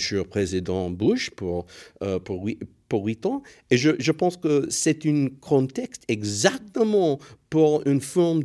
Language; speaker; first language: French; non-native, fluent; English